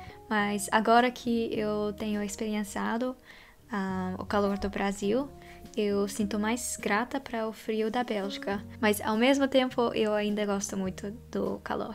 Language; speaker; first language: Portuguese; non-native, fluent; Dutch